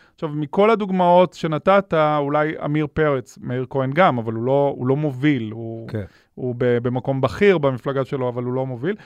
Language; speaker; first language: Hebrew; native; Hebrew